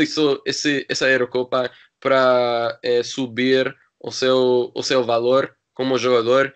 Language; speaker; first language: Portuguese; non-native, learner; English